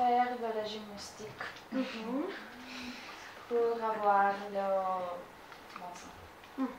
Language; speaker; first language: French; non-native, learner; Russian